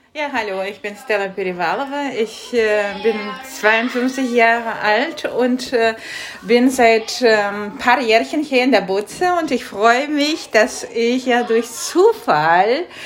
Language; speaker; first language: German; non-native, fluent; Russian